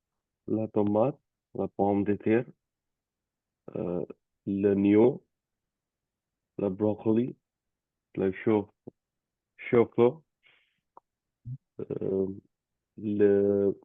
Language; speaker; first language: French; non-native, learner; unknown